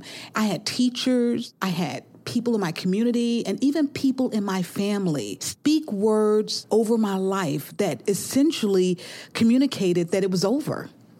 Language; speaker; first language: English; native; English